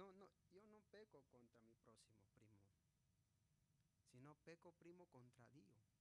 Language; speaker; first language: Italian; non-native, fluent; Spanish